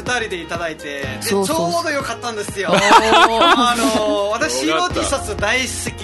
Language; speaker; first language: Japanese; non-native, fluent; Nepali